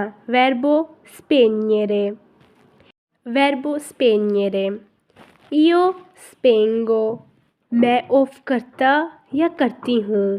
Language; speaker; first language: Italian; non-native, fluent; Urdu